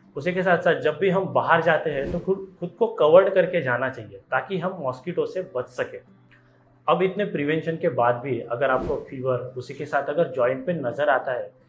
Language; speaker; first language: Hindi; non-native, local second language; Marathi